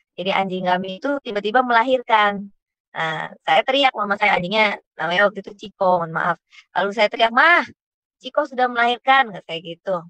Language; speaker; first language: Indonesian; native; Indonesian